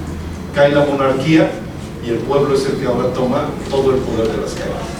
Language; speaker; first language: Spanish; native; Spanish